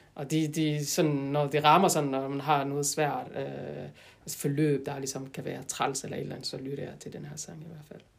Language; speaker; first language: Danish; non-native, fluent; French